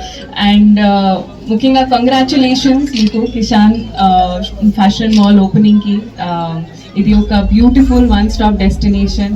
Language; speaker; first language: Telugu; non-native, fluent; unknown